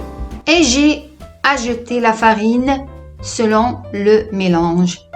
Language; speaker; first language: French; non-native, fluent; Italian